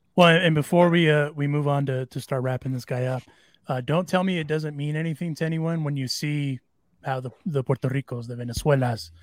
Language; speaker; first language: English; early bilingual, other home language; Spanish